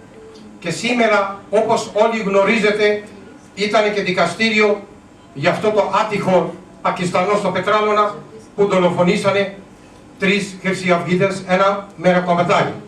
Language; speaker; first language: Greek; non-native, learner; Urdu